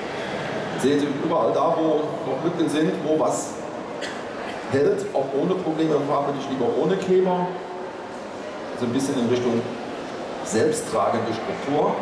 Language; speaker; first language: German; native; German